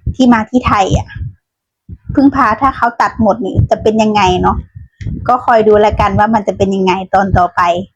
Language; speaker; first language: Thai; native; Thai